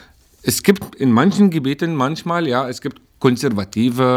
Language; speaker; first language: German; non-native, learner; Arabic